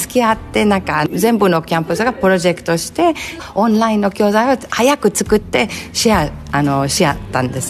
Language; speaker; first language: Japanese; non-native, fluent; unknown